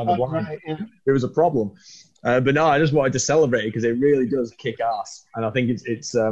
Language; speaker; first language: English; native; English